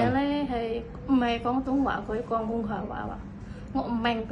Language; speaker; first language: Cantonese; non-native, learner; Indonesian